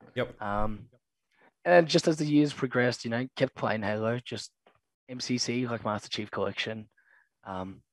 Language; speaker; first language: English; native; English